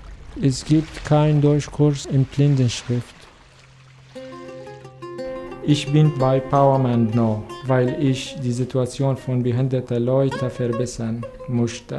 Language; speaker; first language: German; non-native, learner; Arabic